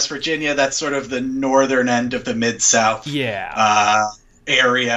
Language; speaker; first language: English; native; English